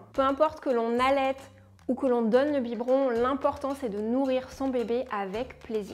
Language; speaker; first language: French; native; French